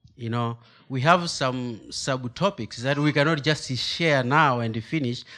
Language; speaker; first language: English; non-native, local second language; Nyanja